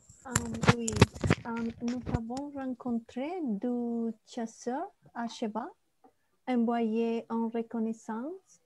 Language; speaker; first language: French; non-native, learner; Spanish